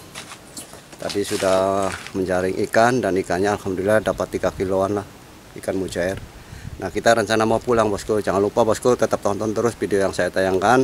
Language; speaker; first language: Indonesian; native; Indonesian